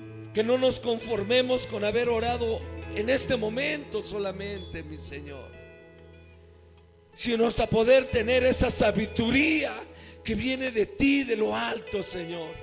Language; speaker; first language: Spanish; native; Spanish